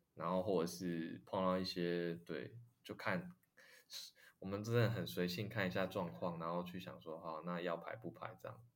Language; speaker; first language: Chinese; native; Chinese